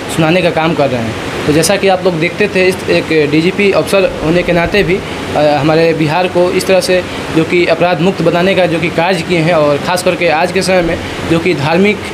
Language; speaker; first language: Hindi; native; Hindi